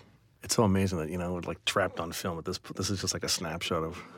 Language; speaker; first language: English; native; English